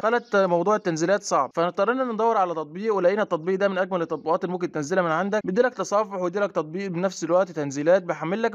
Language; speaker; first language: Arabic; native; Arabic